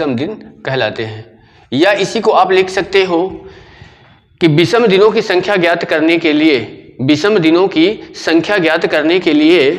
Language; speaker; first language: Hindi; native; Hindi